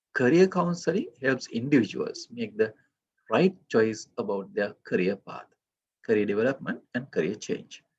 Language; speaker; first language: English; non-native, local second language; Sinhala